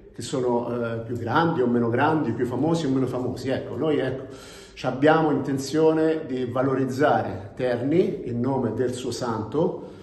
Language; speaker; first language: Italian; native; Italian